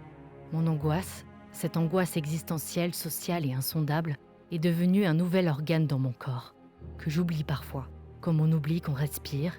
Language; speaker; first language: French; native; French